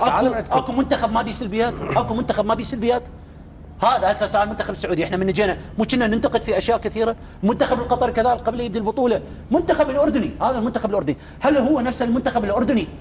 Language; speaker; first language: Arabic; native; Arabic